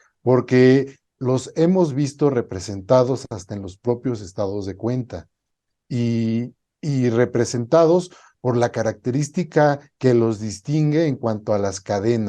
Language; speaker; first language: Spanish; native; Spanish